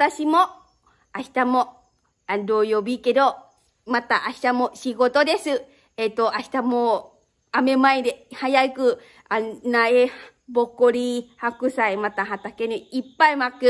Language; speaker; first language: Japanese; non-native, learner; Lao